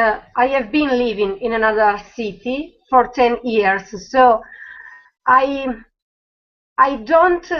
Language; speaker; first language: English; non-native, learner; Italian